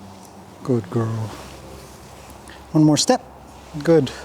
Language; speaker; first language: English; native; English